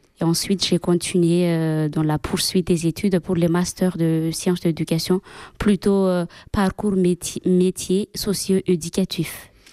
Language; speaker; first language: French; non-native, local second language; Malagasy